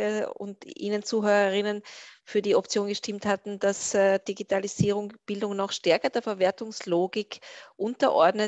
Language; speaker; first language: German; native; German